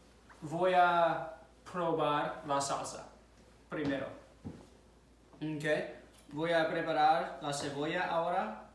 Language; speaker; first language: Spanish; non-native, fluent; English